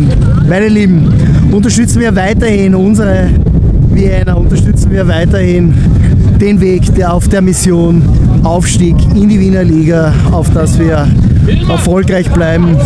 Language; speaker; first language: German; native; German